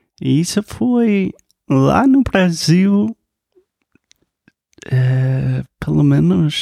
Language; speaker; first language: Portuguese; non-native, fluent; English